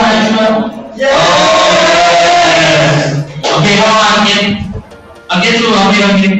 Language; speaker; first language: English; non-native, fluent; Thai